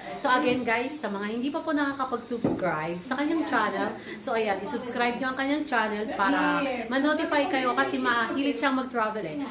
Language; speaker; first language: Filipino; native; Filipino